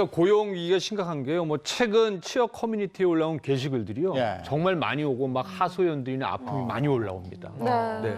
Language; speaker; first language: Korean; native; Korean